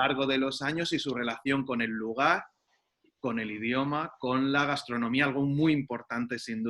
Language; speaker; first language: Spanish; native; Spanish